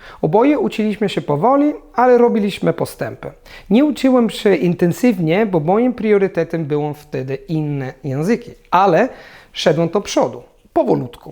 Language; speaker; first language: Polish; non-native, fluent; Italian